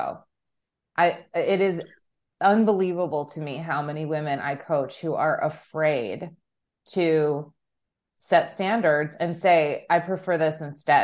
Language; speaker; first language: English; native; English